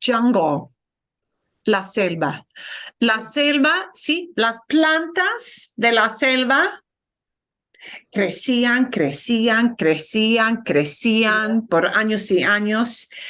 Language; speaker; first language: Spanish; non-native, fluent; English